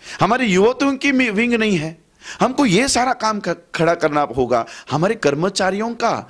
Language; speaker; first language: Hindi; non-native, local second language; Marathi